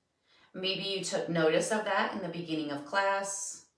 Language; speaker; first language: English; native; English